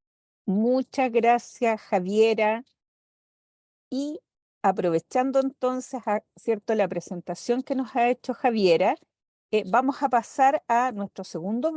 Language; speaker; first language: Spanish; native; Spanish